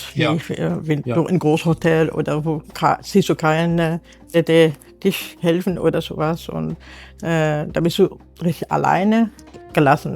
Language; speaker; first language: German; non-native, learner; Arabic